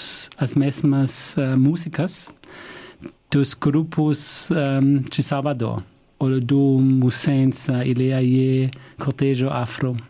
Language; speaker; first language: Portuguese; non-native, fluent; German